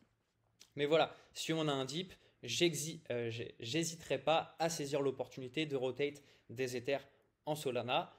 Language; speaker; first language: French; native; French